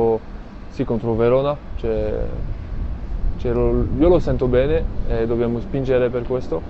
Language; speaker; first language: Italian; non-native, fluent; French